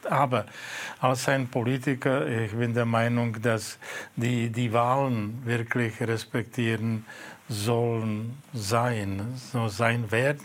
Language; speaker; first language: German; non-native, fluent; Czech